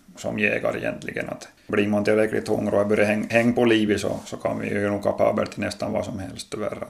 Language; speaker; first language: Swedish; native; Swedish